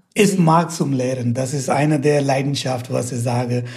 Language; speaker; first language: German; non-native, fluent; Hindi